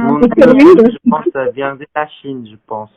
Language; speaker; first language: French; non-native, learner; Korean